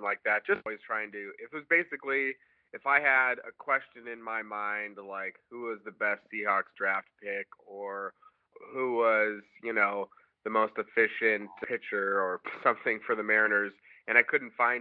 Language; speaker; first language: English; native; English